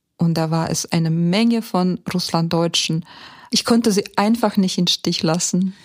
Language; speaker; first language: German; early bilingual, heritage; German